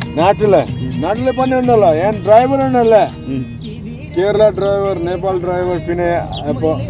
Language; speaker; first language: Malayalam; non-native, learner; Nepali